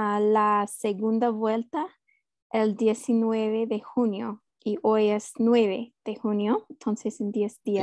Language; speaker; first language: Spanish; non-native, fluent; English